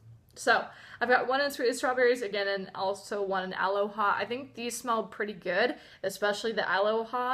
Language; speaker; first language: English; native; English